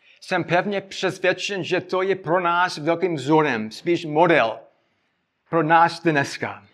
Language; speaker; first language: Czech; non-native, fluent; English